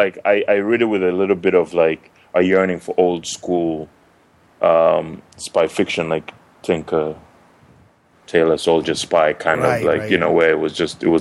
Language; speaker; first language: English; non-native, local second language; Ganda